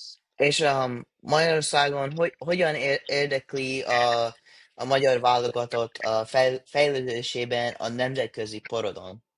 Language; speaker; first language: Hungarian; early bilingual, heritage; English